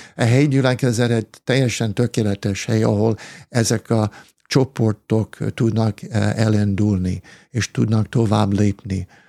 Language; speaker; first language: Hungarian; early bilingual, heritage; English